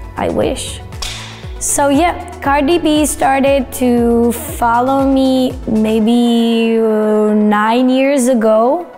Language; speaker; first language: English; non-native, fluent; Romanian